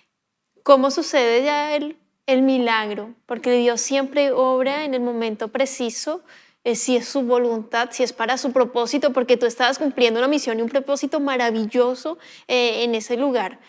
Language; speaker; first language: Spanish; native; Spanish